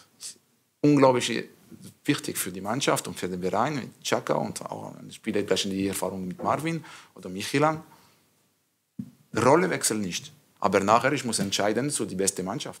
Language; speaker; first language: German; non-native, learner; French